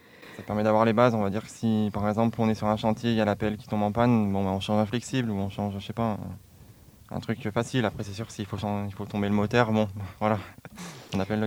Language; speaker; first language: French; native; French